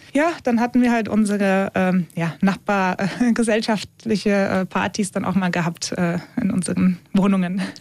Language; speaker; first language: German; early bilingual, other home language; Turkish